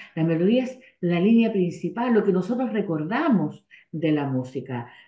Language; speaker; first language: Spanish; native; Spanish